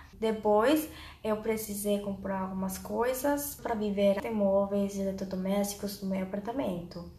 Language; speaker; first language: Portuguese; non-native, learner; Korean